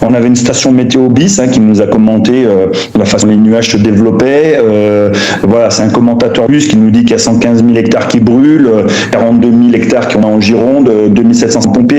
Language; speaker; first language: French; native; French